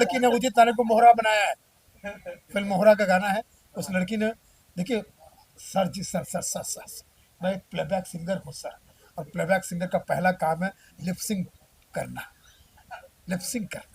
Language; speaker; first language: Hindi; native; Hindi